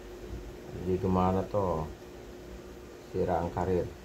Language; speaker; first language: Filipino; native; Filipino